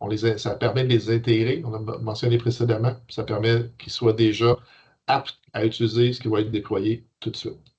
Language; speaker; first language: French; native; French